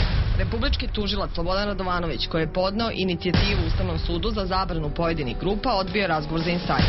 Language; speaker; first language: Serbian; native; Serbian